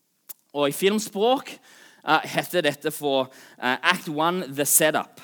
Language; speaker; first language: Norwegian; non-native, fluent; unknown